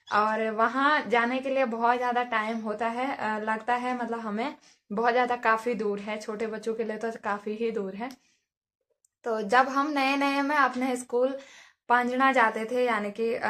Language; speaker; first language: Hindi; native; Hindi